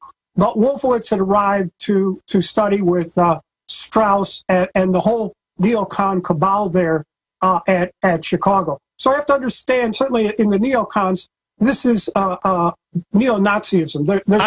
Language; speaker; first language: English; native; English